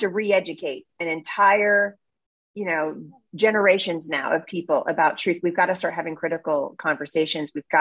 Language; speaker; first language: English; native; English